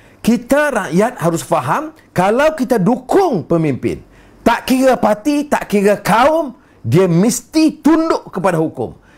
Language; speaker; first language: Malay; native; Malay